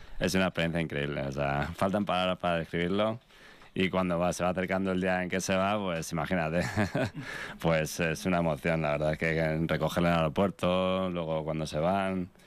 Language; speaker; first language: Spanish; native; Spanish